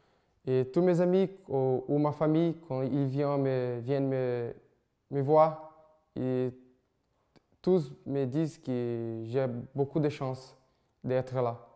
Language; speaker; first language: French; non-native, fluent; Portuguese